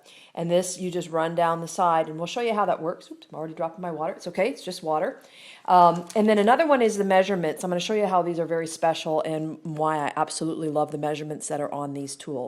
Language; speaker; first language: English; native; English